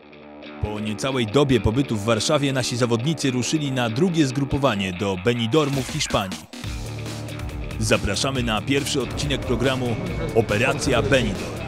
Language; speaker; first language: Polish; native; Polish